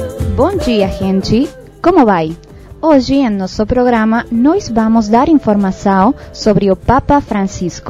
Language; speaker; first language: Portuguese; non-native, learner; Spanish